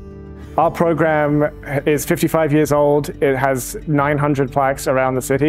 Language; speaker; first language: English; native; English